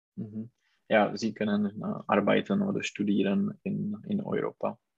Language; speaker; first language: German; non-native, learner; Czech